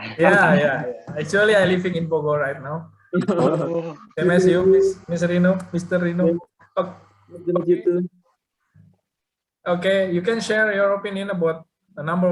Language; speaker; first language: English; non-native, learner; Indonesian